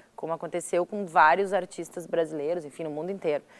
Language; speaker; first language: Portuguese; native; Portuguese